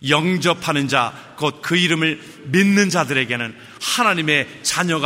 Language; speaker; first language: Korean; native; Korean